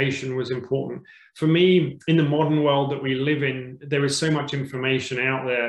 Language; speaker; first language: English; native; English